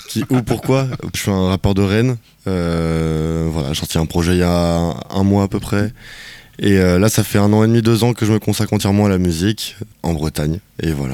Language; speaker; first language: French; native; French